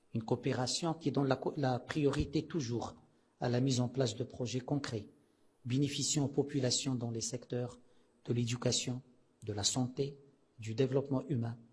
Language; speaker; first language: French; non-native, local second language; Arabic